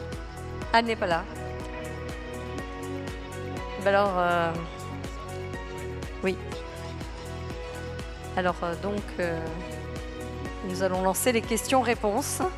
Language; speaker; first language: French; native; French